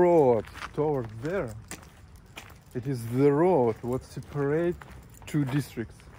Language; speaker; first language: English; non-native, learner; Russian